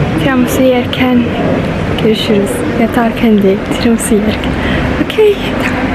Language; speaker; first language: Turkish; early bilingual, heritage; Turkish